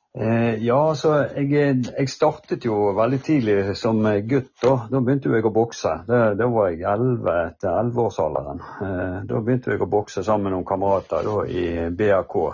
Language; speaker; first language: Norwegian; native; Norwegian